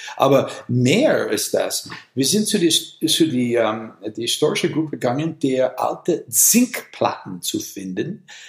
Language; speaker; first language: German; non-native, fluent; English